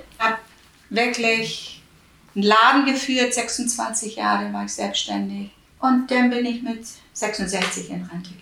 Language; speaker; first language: German; early bilingual, other home language; Italian